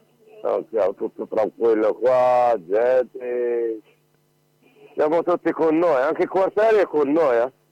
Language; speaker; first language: Italian; non-native, learner; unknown